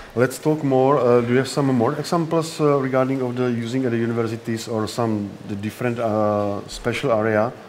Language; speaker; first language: English; non-native, fluent; Czech